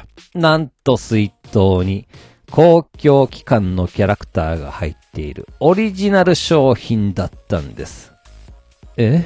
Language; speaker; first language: Japanese; native; Japanese